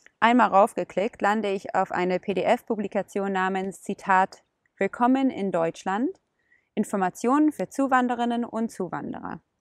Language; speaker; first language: German; non-native, fluent; Hebrew